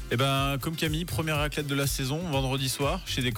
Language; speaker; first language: French; native; French